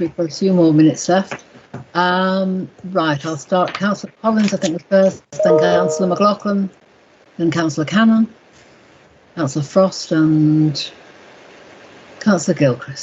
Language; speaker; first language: English; native; English